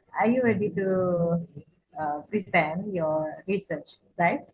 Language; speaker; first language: English; non-native, fluent; Indonesian